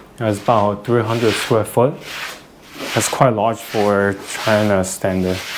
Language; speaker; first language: English; non-native, fluent; Chinese